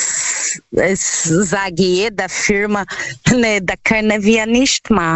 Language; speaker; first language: German; non-native, learner; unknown